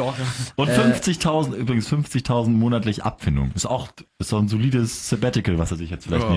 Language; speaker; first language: German; native; German